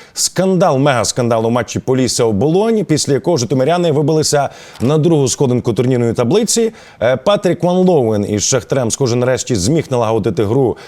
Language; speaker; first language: Ukrainian; native; Ukrainian